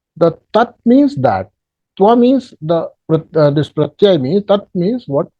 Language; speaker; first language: English; non-native, local second language; Hindi